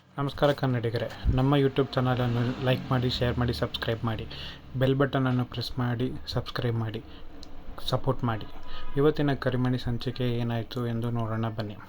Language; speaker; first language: Kannada; native; Kannada